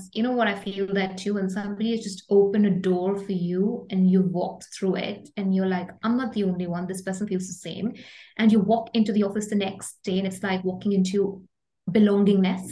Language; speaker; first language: English; non-native, local second language; Hindi